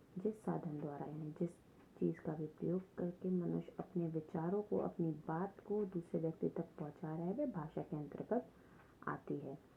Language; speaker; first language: Hindi; native; Hindi